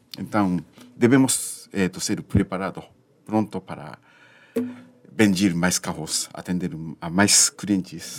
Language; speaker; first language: Portuguese; non-native, learner; Japanese